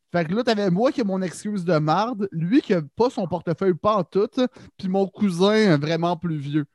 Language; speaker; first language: French; native; French